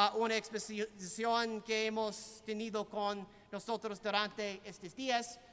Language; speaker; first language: Spanish; non-native, fluent; English